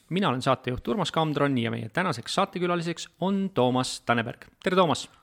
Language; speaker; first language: Estonian; native; Estonian